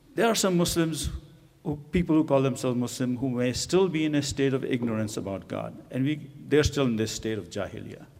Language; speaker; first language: English; non-native, local second language; Urdu